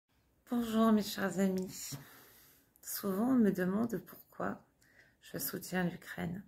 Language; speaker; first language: French; native; French